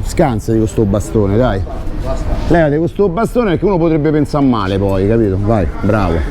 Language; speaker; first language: Italian; native; Italian